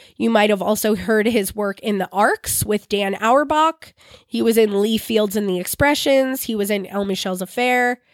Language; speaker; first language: English; native; English